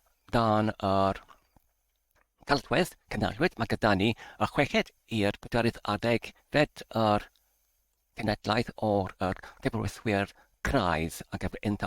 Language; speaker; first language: Welsh; non-native, learner; English